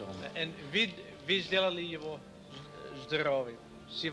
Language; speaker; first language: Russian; non-native, learner; Dutch